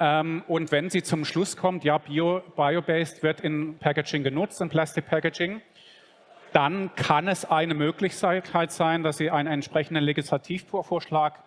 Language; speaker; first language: German; native; German